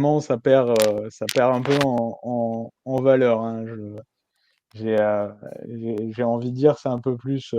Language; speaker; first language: French; native; French